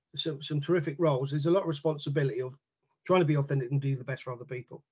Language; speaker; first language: English; native; English